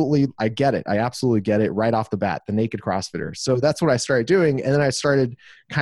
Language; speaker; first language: English; native; English